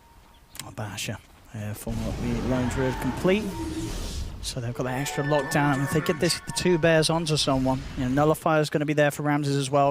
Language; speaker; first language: English; native; English